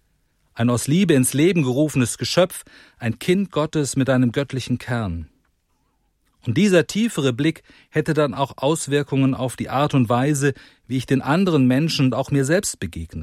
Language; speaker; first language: German; native; German